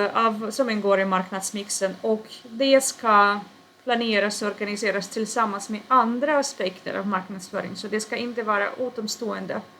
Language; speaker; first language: Swedish; non-native, fluent; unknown